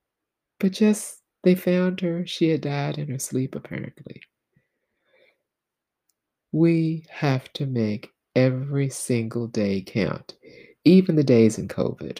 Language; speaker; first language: English; native; English